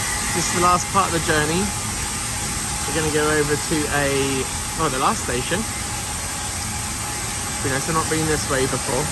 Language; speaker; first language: English; native; English